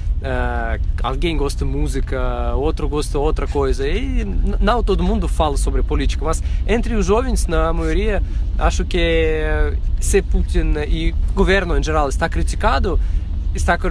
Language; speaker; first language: Portuguese; non-native, fluent; Russian